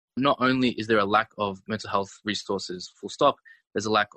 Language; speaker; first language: English; native; English